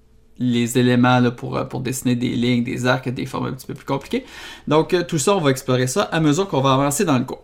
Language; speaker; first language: French; native; French